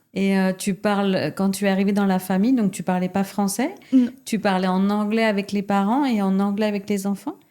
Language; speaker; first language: French; native; French